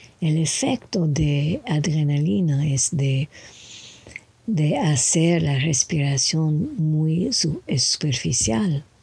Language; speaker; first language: Spanish; non-native, learner; English